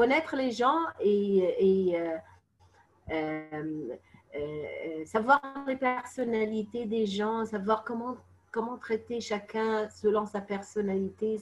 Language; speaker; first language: French; non-native, fluent; Arabic